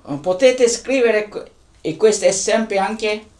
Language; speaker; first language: Italian; non-native, learner; Turkish